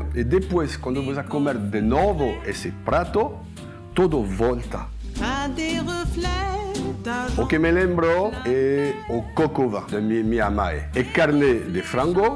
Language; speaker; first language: Portuguese; non-native, learner; French